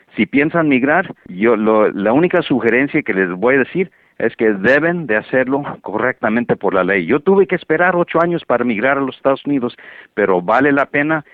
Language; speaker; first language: Spanish; native; Spanish